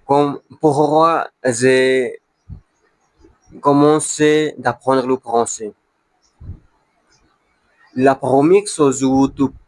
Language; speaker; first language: French; non-native, learner; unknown